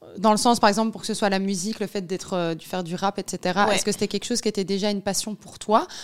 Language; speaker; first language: French; native; French